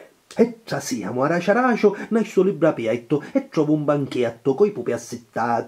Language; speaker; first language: Italian; native; Italian